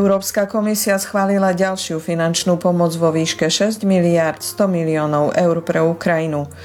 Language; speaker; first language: Slovak; early bilingual, heritage; Slovak